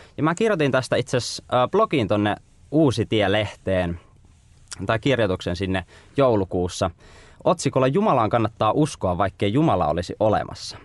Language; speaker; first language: Finnish; native; Finnish